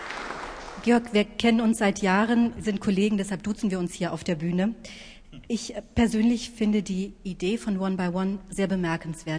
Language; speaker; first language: German; native; German